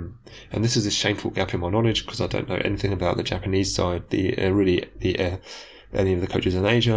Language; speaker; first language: English; native; English